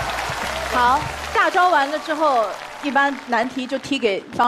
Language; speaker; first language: Chinese; native; Chinese